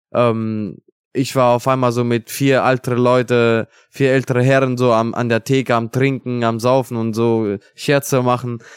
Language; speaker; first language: German; non-native, fluent; Italian